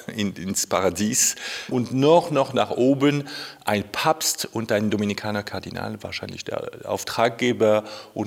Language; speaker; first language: German; non-native, fluent; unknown